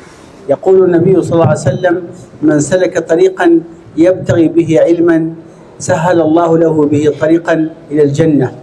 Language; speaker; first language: Arabic; native; Arabic